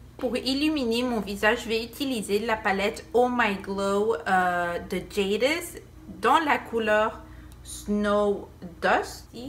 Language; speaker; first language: French; non-native, fluent; Spanish